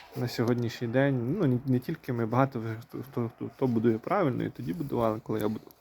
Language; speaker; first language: Ukrainian; non-native, local second language; Russian